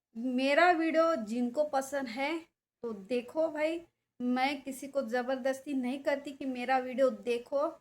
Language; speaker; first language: Hindi; non-native, local second language; Marathi